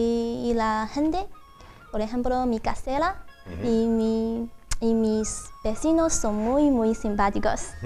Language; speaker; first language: Spanish; non-native, learner; Chinese